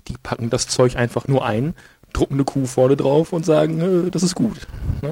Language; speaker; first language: German; native; German